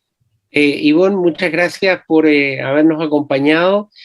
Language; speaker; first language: Spanish; native; Spanish